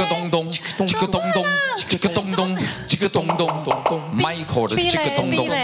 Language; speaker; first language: Chinese; native; Chinese